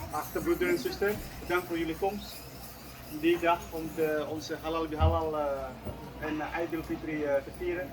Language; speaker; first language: Dutch; non-native, learner; Indonesian